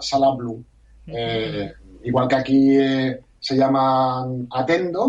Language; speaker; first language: Spanish; native; Spanish